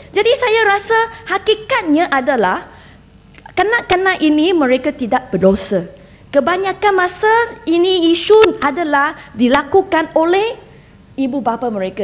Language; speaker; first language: Malay; non-native, local second language; Chinese